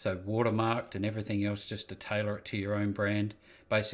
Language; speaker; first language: English; native; English